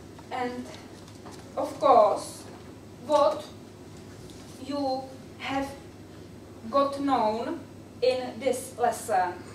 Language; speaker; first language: English; non-native, fluent; Czech